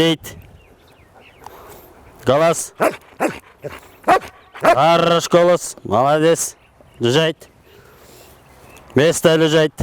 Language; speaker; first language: Russian; non-native, local second language; Kyrgyz